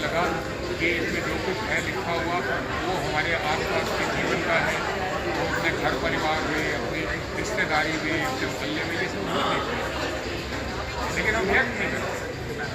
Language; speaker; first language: Hindi; native; Hindi